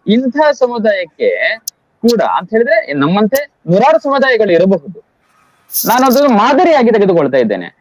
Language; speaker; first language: Kannada; non-native, local second language; Konkani